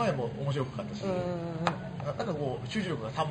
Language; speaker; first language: Japanese; native; Japanese